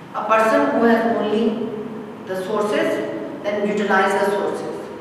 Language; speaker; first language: English; non-native, local second language; Urdu